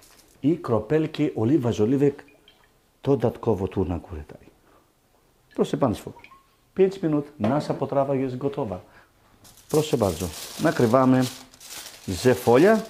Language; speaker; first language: Polish; non-native, learner; Greek